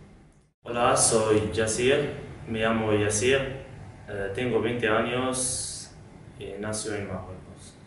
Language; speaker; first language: Spanish; non-native, learner; Arabic